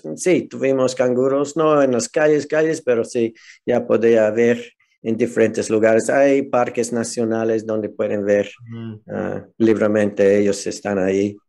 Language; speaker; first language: Spanish; non-native, fluent; English